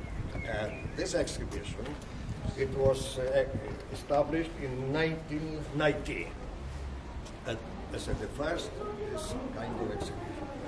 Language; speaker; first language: English; non-native, learner; Polish